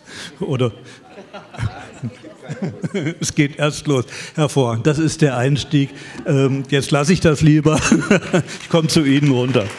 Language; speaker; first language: German; native; German